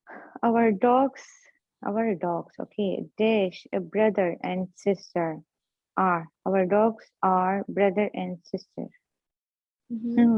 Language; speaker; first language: English; non-native, learner; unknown